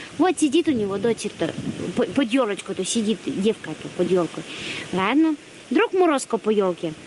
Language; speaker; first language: Russian; native; Russian